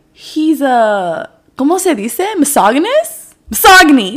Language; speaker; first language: Spanish; early bilingual, heritage; Spanish